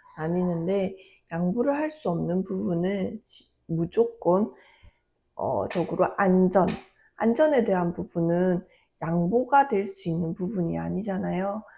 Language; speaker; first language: Korean; native; Korean